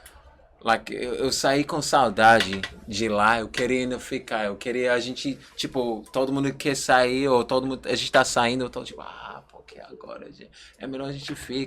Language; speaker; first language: Portuguese; non-native, learner; English